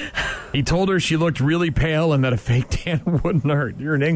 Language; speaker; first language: English; native; English